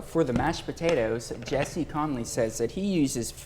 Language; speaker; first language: English; native; English